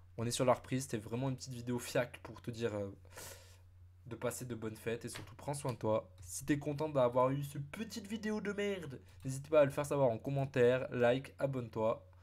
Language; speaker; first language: French; native; French